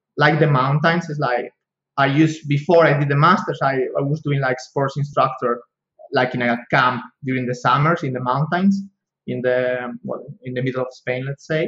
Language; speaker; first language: English; non-native, fluent; Spanish